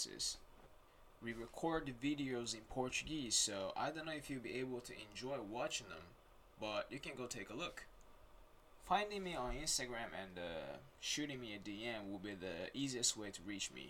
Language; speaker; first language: English; non-native, fluent; Japanese